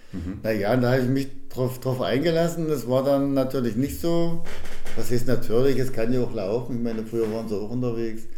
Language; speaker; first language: German; native; German